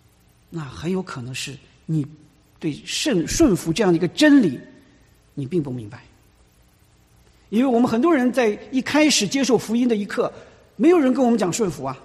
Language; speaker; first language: Chinese; native; Chinese